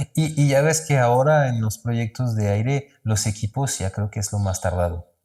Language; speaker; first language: Spanish; non-native, fluent; French